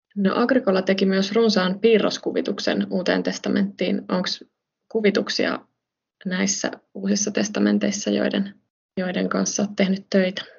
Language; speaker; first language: Finnish; native; Finnish